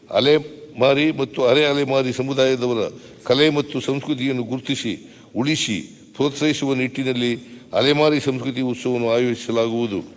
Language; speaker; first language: Kannada; native; Kannada